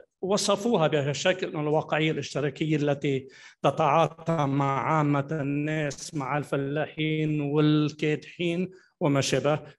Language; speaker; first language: Arabic; native; Arabic